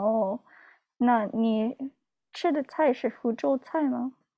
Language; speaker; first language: Chinese; non-native, learner; English